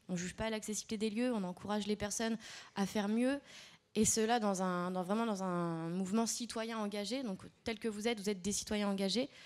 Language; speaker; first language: French; native; French